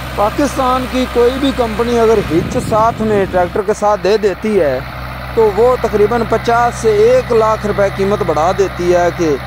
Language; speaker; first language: Urdu; non-native, local second language; Punjabi